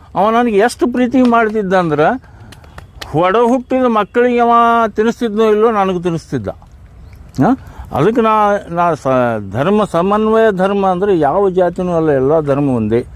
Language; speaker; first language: Kannada; native; Kannada